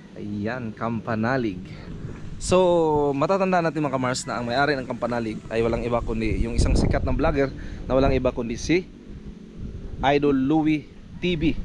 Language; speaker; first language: Filipino; non-native, local second language; Cebuano